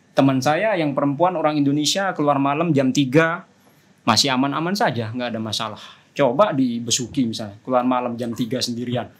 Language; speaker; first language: Indonesian; non-native, local second language; Madurese